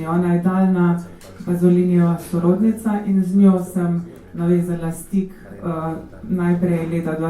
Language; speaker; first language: Slovenian; native; Slovenian